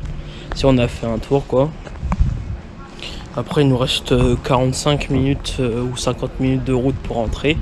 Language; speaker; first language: French; native; French